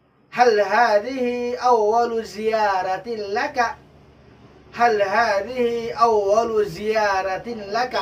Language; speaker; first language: Arabic; non-native, fluent; Urdu